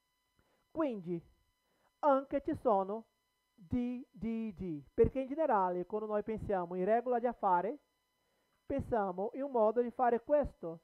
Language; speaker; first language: Italian; non-native, learner; Portuguese